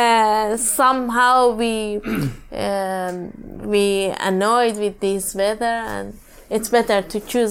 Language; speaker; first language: English; non-native, learner; Persian